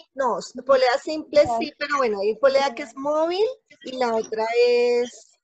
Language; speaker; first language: Spanish; native; Spanish